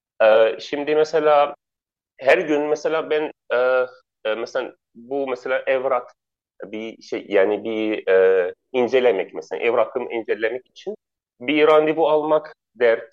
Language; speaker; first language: Turkish; non-native, learner; Arabic